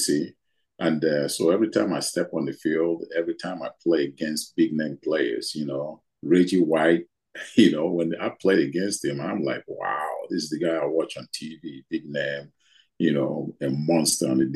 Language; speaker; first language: English; non-native, local second language; Igbo